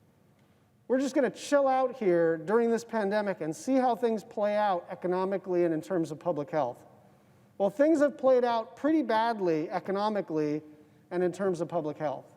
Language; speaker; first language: English; native; English